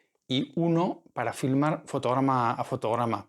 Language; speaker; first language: Spanish; native; Spanish